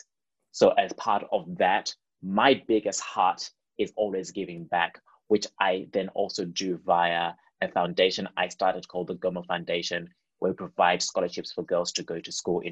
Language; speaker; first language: English; non-native, local second language; Shona